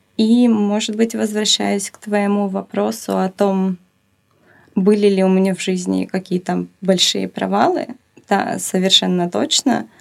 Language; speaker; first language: Russian; native; Russian